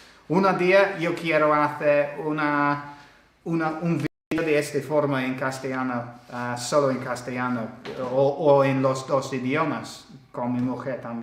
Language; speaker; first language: Spanish; non-native, learner; English